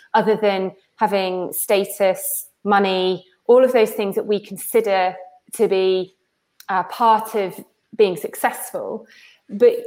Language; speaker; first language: English; native; English